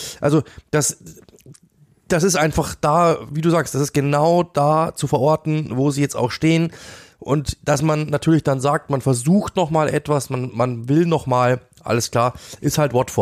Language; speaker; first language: German; native; German